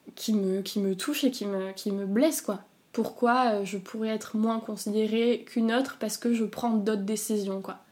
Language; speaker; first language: French; native; French